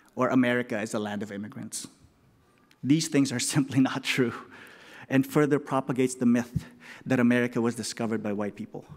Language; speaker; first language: English; non-native, local second language; Filipino